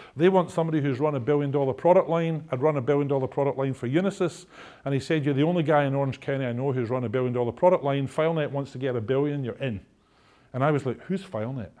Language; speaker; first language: English; native; English